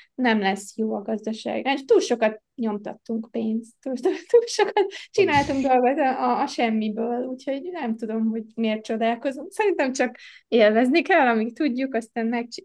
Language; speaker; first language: Hungarian; native; Hungarian